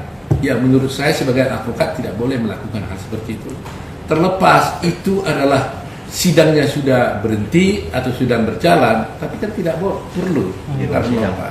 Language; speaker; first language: Indonesian; native; Indonesian